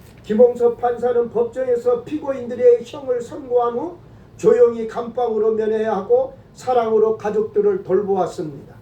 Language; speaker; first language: Korean; native; Korean